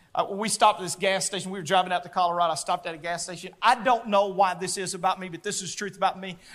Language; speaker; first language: English; native; English